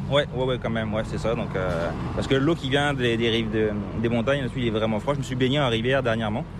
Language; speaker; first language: French; native; French